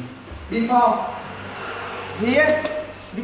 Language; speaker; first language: English; non-native, learner; Vietnamese